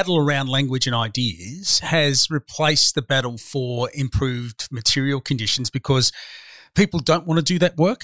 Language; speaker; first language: English; native; English